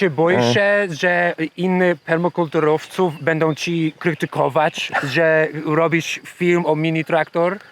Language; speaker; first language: Polish; non-native, learner; English